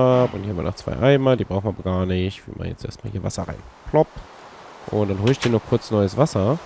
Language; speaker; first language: German; native; German